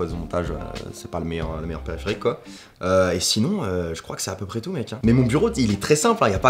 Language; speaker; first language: French; native; French